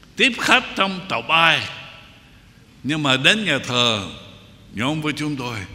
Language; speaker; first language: Vietnamese; non-native, fluent; English